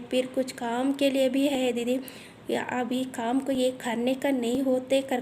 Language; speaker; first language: Hindi; non-native, local second language; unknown